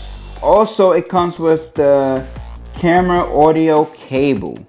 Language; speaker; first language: English; native; English